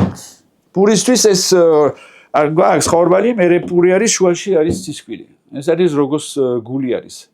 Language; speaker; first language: Georgian; non-native, learner; French